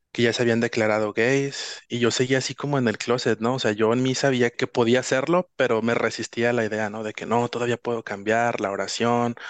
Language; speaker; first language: Spanish; native; Spanish